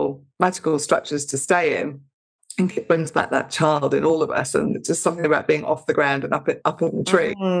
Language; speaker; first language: English; native; English